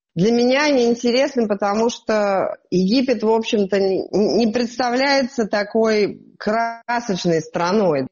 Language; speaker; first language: Russian; native; Russian